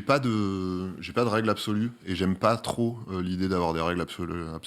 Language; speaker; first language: French; native; French